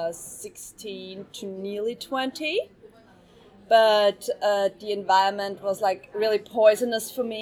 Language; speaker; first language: English; non-native, fluent; German